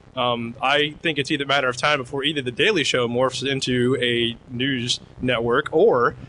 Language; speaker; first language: English; native; English